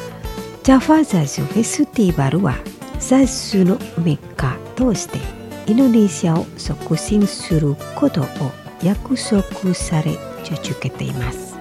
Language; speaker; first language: Japanese; non-native, fluent; Indonesian